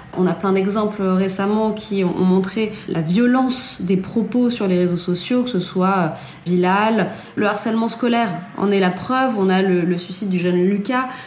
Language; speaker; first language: French; native; French